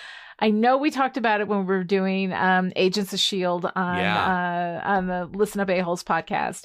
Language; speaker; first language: English; native; English